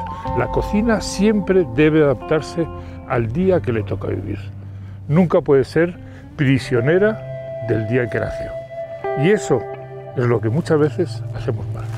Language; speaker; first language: Spanish; native; Spanish